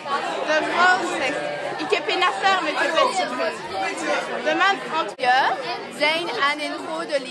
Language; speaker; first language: Dutch; non-native, learner; French